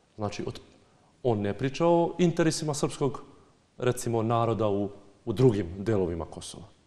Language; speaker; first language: Bosnian; non-native, local second language; Albanian